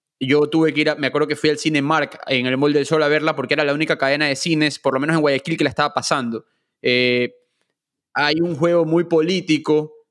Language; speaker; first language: Spanish; native; Spanish